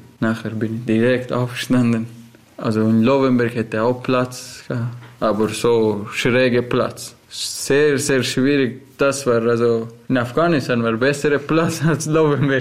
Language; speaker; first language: German; non-native, learner; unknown